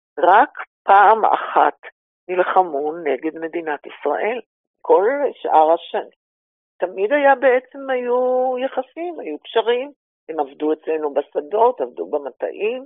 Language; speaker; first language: Hebrew; native; Hebrew